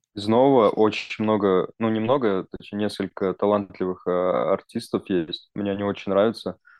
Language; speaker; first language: Russian; early bilingual, other home language; Armenian